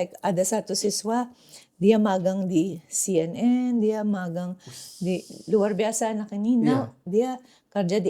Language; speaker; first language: Indonesian; non-native, fluent; Filipino